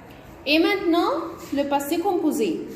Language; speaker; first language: French; non-native, fluent; Arabic